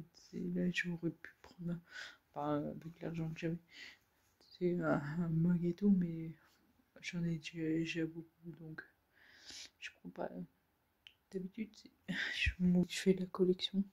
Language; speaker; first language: French; native; French